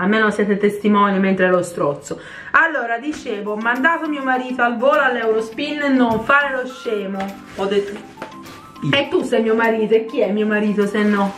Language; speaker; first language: Italian; native; Italian